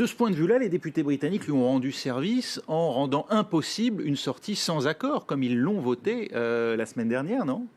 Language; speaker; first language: French; native; French